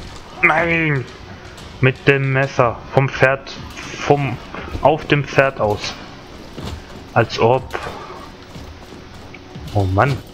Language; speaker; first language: German; native; German